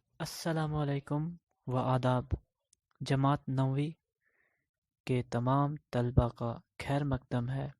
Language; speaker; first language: Urdu; non-native, local second language; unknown